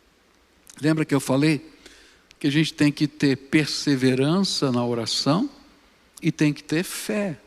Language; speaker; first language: Portuguese; native; Portuguese